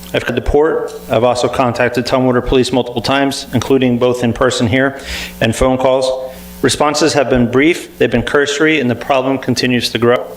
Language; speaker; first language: English; native; English